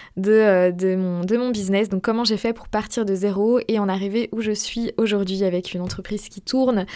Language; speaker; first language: French; native; French